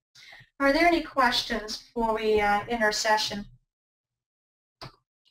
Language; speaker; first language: English; native; English